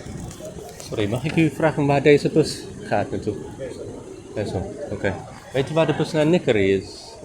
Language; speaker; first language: Dutch; non-native, learner; English